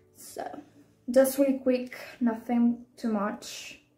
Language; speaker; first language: English; non-native, fluent; Italian